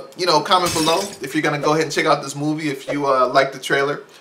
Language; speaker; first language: English; native; English